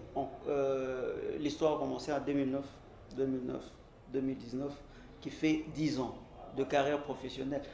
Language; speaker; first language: French; non-native, local second language; Lingala